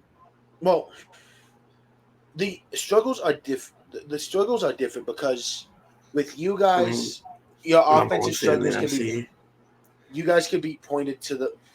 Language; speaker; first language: English; native; English